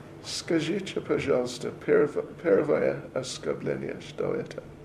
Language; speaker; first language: Russian; non-native, learner; English